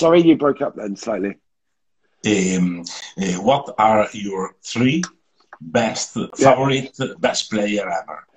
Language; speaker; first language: English; non-native, learner; Italian